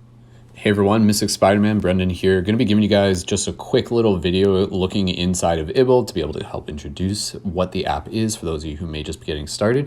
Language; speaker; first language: English; native; English